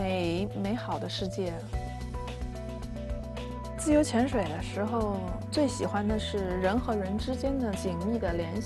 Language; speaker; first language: Chinese; native; Chinese